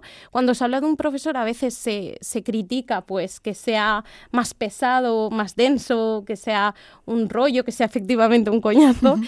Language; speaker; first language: Spanish; native; Spanish